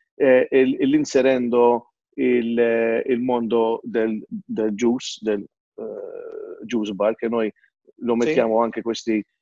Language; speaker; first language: Italian; non-native, fluent; Maltese